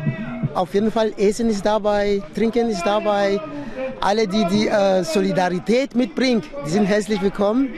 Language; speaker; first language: German; non-native, fluent; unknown